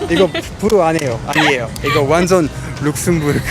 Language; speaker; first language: Korean; non-native, fluent; Luxembourgish